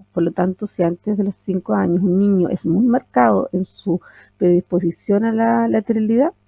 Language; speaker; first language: Spanish; native; Spanish